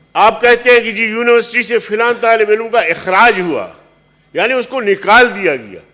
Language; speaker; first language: Urdu; non-native, local second language; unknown